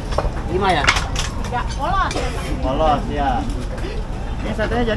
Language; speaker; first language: Indonesian; native; Indonesian